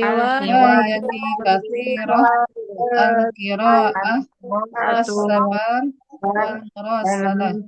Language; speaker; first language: Arabic; non-native, learner; Indonesian